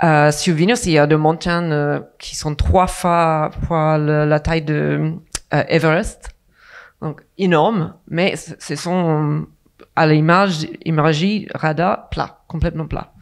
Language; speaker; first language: French; non-native, fluent; English